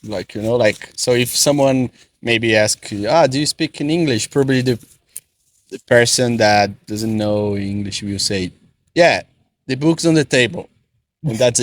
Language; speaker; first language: English; non-native, fluent; Portuguese